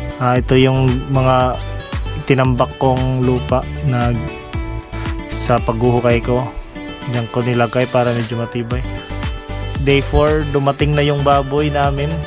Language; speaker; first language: Filipino; non-native, local second language; Cebuano